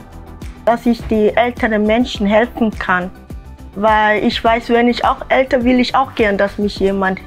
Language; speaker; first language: German; non-native, learner; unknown